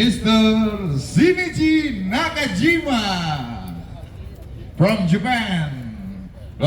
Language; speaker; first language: English; non-native, learner; Indonesian